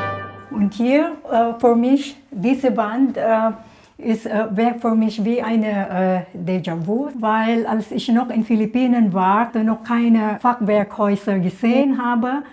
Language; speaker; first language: German; non-native, fluent; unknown